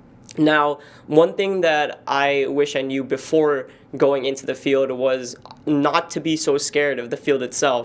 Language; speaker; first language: English; native; English